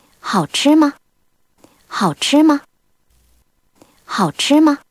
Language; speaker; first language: Chinese; non-native, learner; Korean